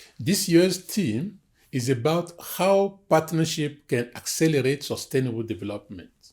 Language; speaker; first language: English; non-native, fluent; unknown